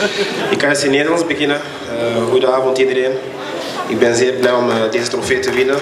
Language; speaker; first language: Dutch; non-native, local second language; French